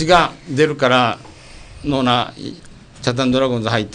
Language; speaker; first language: Japanese; native; Japanese